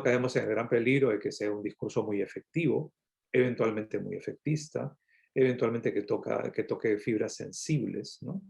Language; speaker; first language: Spanish; native; Spanish